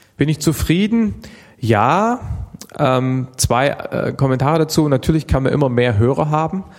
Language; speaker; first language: German; native; German